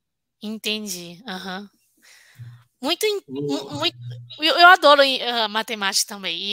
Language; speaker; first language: Portuguese; non-native, fluent; Chinese